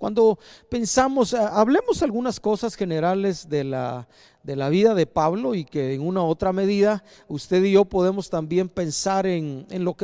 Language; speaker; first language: Spanish; native; Spanish